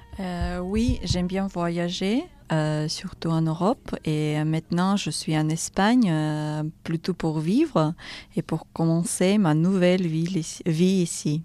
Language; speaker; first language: French; non-native, fluent; Russian